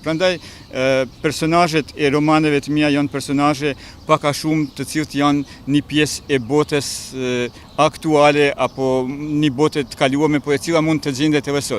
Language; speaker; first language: Albanian; native; Albanian